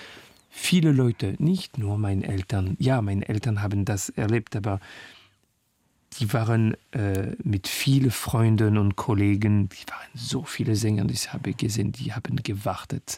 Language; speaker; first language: German; non-native, learner; French